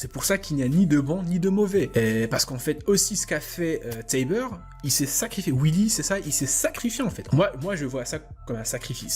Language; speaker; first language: French; native; French